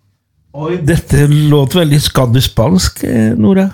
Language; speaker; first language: Norwegian; non-native, fluent; Spanish